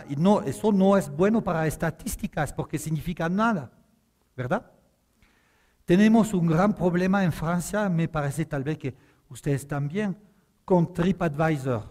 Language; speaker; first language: Spanish; non-native, fluent; French